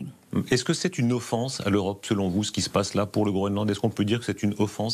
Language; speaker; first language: French; native; French